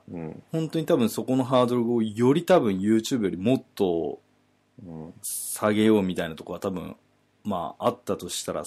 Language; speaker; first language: Japanese; native; Japanese